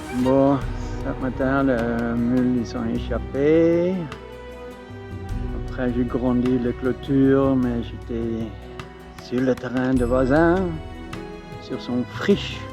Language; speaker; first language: French; non-native, learner; English